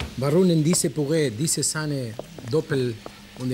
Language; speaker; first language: German; non-native, fluent; Spanish